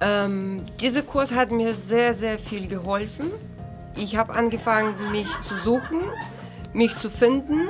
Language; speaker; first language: German; non-native, fluent; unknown